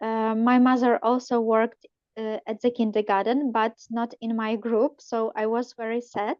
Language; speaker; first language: English; non-native, learner; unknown